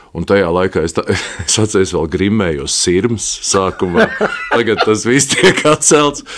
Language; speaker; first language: Latvian; native; Latvian